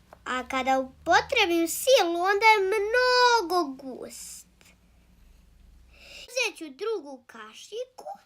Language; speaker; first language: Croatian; early bilingual, heritage; Croatian